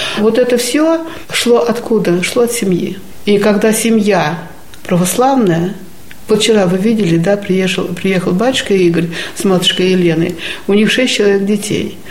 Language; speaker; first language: Russian; native; Russian